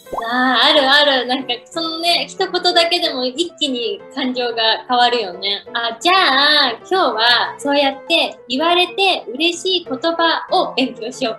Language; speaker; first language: Japanese; native; Japanese